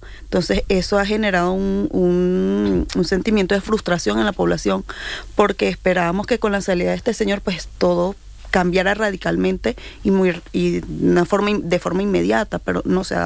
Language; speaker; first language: Spanish; native; Spanish